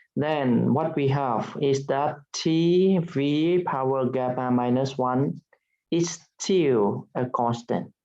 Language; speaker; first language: English; non-native, fluent; Vietnamese